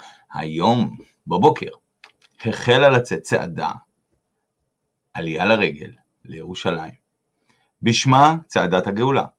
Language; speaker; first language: Hebrew; native; Hebrew